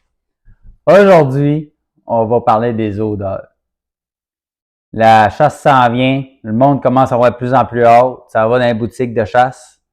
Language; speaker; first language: French; native; French